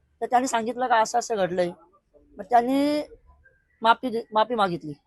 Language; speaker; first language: Marathi; native; Marathi